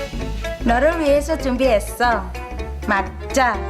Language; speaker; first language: Korean; non-native, fluent; Indonesian